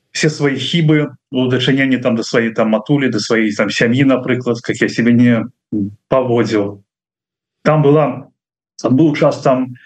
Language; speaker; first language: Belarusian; non-native, local second language; Russian